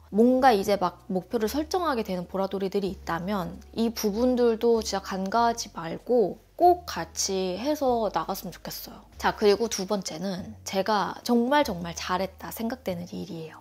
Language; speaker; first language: Korean; native; Korean